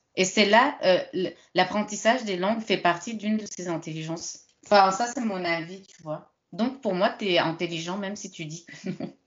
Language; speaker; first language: French; early bilingual, other home language; Spanish